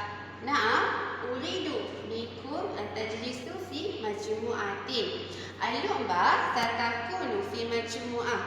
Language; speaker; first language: Arabic; non-native, learner; Malay